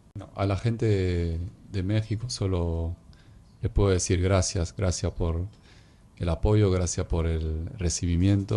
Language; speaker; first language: Spanish; non-native, fluent; Arabic